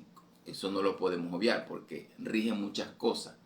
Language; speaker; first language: Spanish; native; Spanish